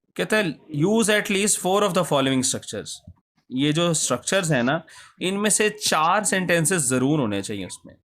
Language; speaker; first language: Urdu; non-native, local second language; Punjabi